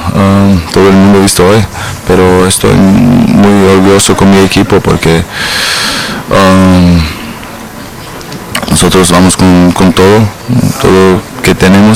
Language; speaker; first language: Spanish; non-native, learner; German